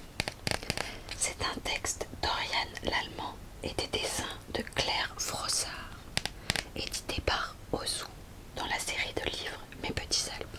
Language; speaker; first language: French; native; French